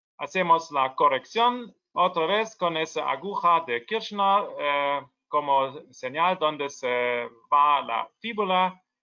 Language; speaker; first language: Spanish; non-native, learner; German